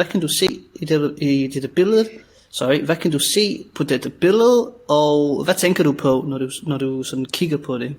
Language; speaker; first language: Danish; native; Danish